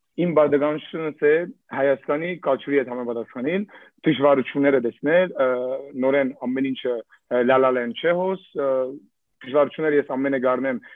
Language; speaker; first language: Armenian; early bilingual, heritage; Armenian